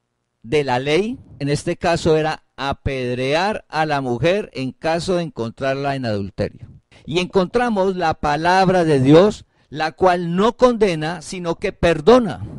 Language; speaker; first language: Spanish; native; Spanish